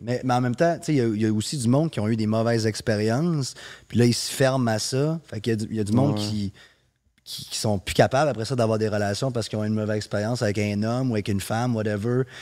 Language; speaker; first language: French; early bilingual, heritage; French